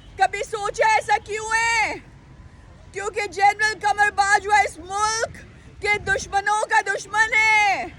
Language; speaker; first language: Urdu; native; Urdu